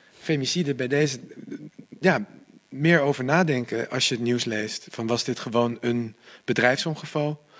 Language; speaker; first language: Dutch; native; Dutch